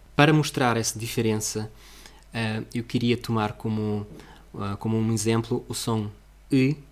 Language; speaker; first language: Portuguese; non-native, fluent; Russian